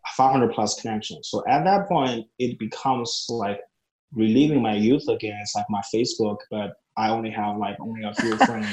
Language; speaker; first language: English; non-native, fluent; Chinese